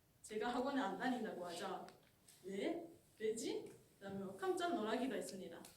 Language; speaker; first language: Korean; non-native, fluent; Japanese